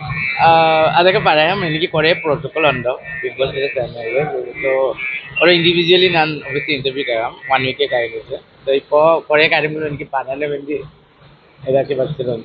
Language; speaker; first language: Malayalam; non-native, learner; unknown